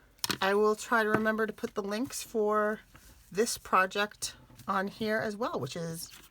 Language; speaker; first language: English; native; English